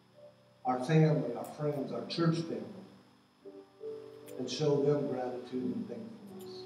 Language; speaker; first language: English; native; English